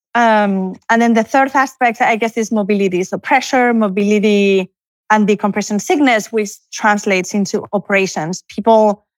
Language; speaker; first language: English; non-native, fluent; Spanish